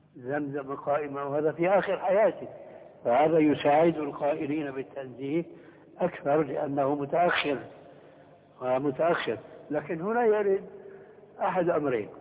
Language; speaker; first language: Arabic; early bilingual, other home language; Albanian